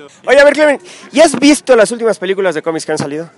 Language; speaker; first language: Spanish; native; Spanish